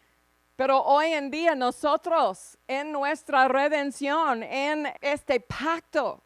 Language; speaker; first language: Spanish; non-native, fluent; English